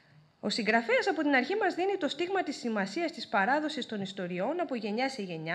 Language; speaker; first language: Greek; native; Greek